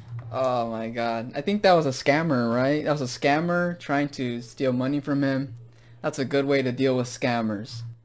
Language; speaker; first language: English; native; English